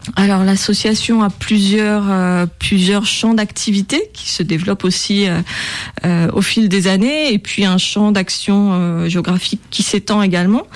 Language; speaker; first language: French; native; French